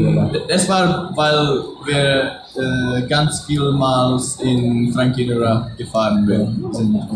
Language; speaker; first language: German; non-native, learner; Czech